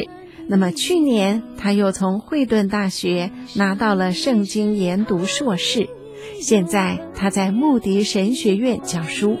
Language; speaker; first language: Chinese; native; Chinese